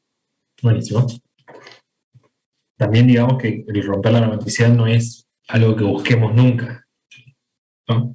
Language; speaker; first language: Spanish; native; Spanish